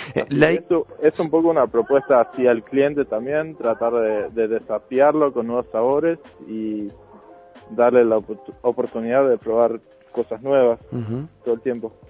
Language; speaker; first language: Spanish; non-native, fluent; Norwegian